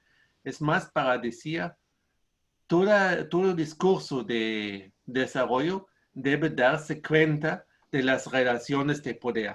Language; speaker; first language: Spanish; non-native, fluent; German